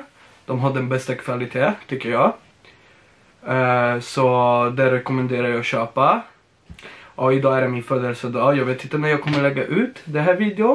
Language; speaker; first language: Swedish; non-native, fluent; Polish